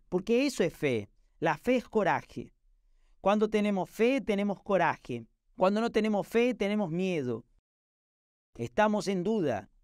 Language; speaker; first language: Spanish; non-native, fluent; Portuguese